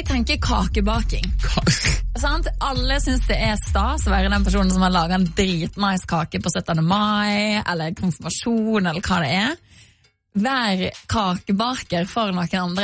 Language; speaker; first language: Norwegian; native; Norwegian